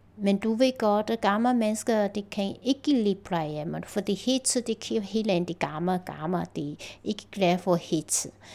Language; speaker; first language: Danish; non-native, learner; Chinese